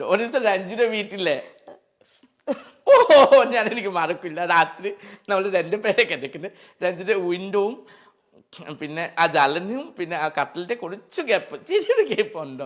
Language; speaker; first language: Malayalam; non-native, fluent; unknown